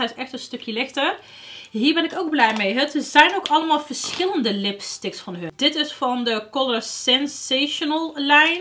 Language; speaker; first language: Dutch; native; Dutch